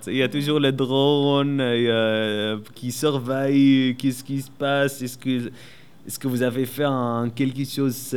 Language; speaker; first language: French; non-native, learner; Arabic